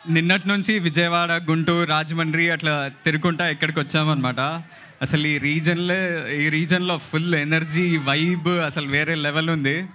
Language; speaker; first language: Telugu; native; Telugu